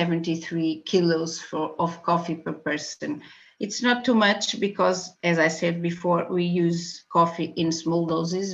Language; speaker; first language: English; non-native, fluent; Portuguese